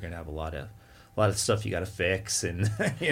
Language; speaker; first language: English; native; English